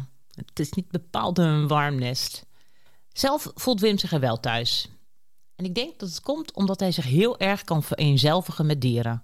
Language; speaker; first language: Dutch; native; Dutch